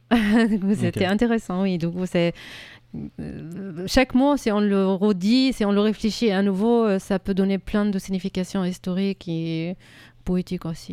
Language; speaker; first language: French; non-native, fluent; Arabic